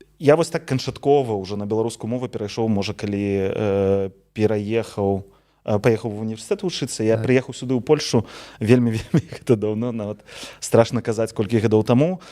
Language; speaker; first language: Belarusian; non-native, local second language; Russian